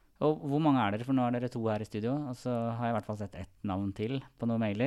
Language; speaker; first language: Norwegian; native; Norwegian